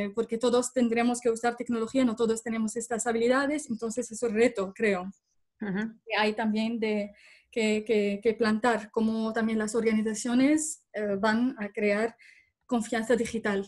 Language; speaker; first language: Spanish; non-native, fluent; Arabic